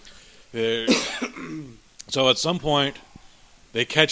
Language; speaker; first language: English; native; English